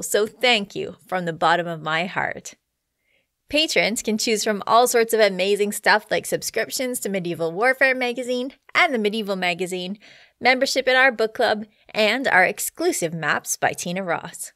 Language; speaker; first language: English; native; English